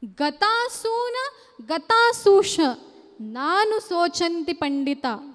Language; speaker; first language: Hindi; non-native, local second language; Marathi